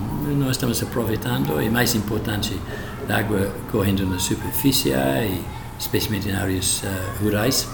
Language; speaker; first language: Portuguese; non-native, learner; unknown